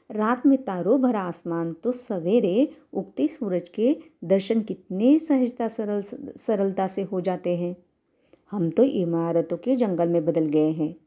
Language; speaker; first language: Hindi; non-native, local second language; Marathi